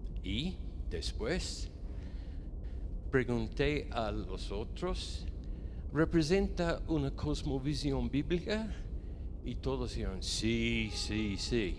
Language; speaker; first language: Spanish; non-native, fluent; English